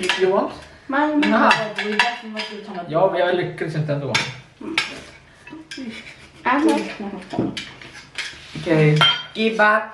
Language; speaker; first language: Swedish; early bilingual, other home language; Thai